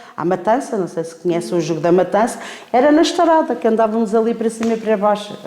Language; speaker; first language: Portuguese; native; Portuguese